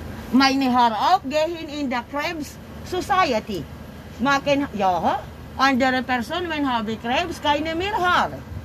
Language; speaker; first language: German; non-native, learner; Filipino